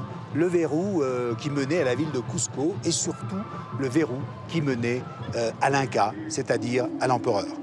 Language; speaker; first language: French; native; French